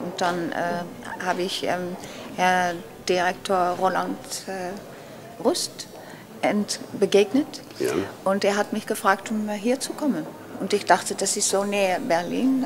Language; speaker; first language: German; non-native, learner; Dutch